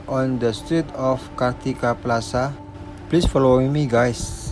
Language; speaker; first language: English; non-native, local second language; Indonesian